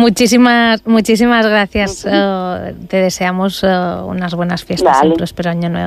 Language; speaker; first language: Spanish; non-native, local second language; Catalan